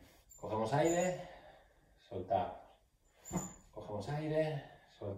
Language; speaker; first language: Spanish; native; Spanish